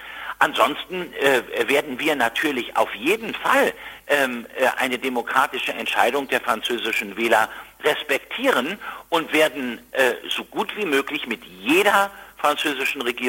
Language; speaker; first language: German; native; German